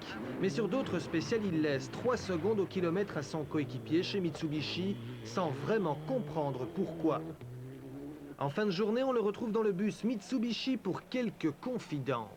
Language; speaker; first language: French; native; French